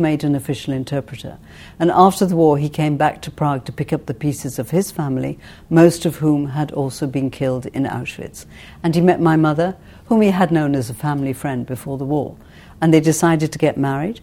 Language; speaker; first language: English; native; English